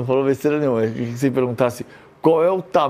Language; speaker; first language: Portuguese; native; Portuguese